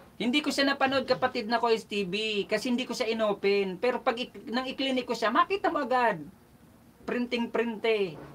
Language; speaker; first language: Filipino; non-native, local second language; Bikol